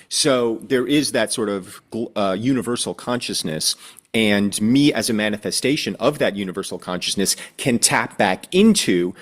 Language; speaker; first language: English; native; English